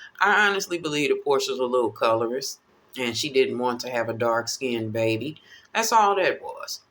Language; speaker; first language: English; native; English